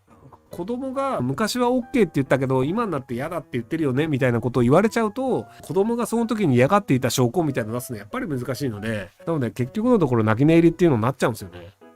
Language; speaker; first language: Japanese; native; Japanese